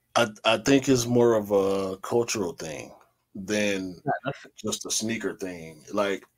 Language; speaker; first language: English; native; English